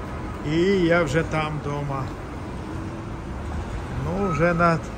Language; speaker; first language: Russian; non-native, local second language; Ukrainian